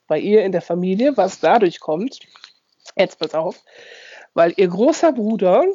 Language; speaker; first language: German; native; German